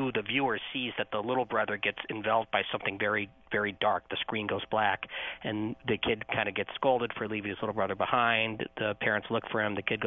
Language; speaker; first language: English; native; English